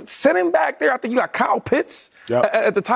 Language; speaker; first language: English; native; English